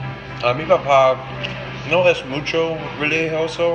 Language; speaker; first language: Spanish; non-native, learner; English